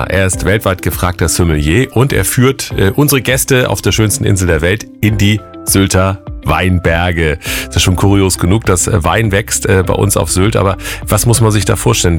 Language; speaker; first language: German; native; German